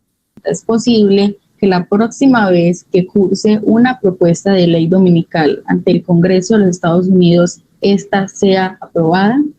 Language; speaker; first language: Spanish; native; Spanish